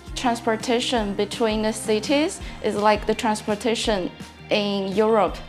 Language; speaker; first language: English; non-native, fluent; Chinese